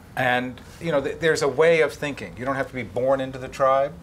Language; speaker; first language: English; native; English